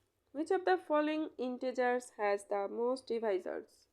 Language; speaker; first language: English; non-native, local second language; Bangla